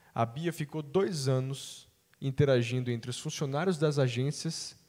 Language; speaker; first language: Portuguese; native; Portuguese